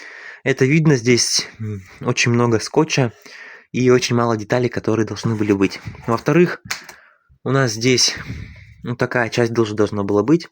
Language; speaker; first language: Russian; native; Russian